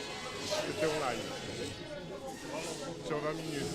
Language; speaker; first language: French; native; French